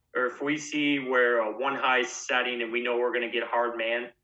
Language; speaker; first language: English; native; English